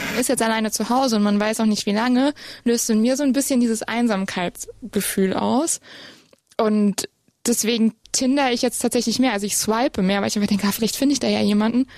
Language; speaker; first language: German; native; German